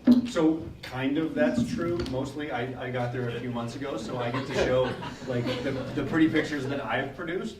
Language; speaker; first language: English; native; English